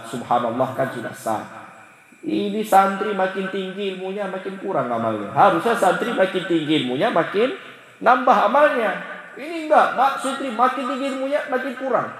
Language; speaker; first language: Indonesian; native; Indonesian